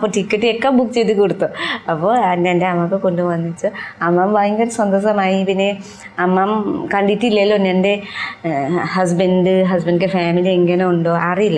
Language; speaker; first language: Malayalam; non-native, learner; Nepali